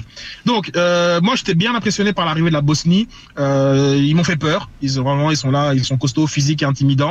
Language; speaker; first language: French; native; French